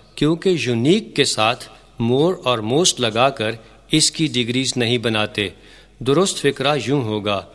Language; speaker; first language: Urdu; native; Urdu